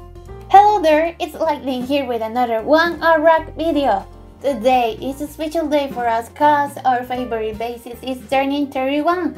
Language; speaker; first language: English; non-native, learner; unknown